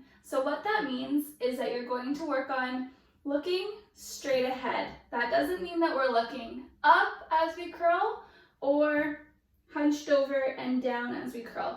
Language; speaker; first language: English; native; English